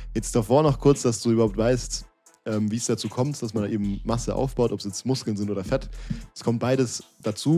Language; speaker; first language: German; native; German